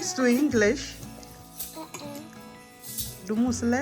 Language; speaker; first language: German; non-native, learner; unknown